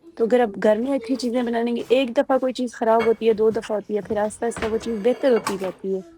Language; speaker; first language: Urdu; non-native, local second language; Punjabi